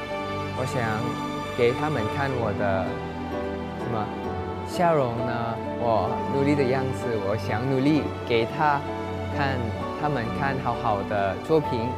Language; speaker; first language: Chinese; non-native, fluent; Thai